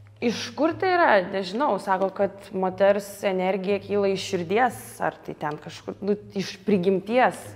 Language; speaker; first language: Lithuanian; early bilingual, other home language; Russian